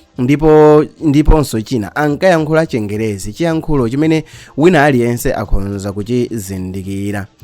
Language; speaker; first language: Nyanja; native; Nyanja